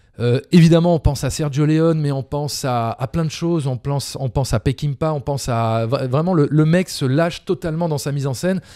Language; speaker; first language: French; native; French